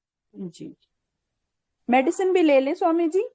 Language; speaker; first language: Hindi; native; Hindi